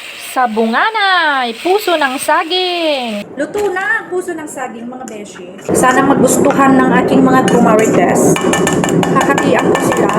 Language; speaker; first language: Filipino; non-native, local second language; Iloko